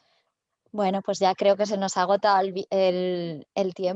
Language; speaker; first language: Spanish; native; Spanish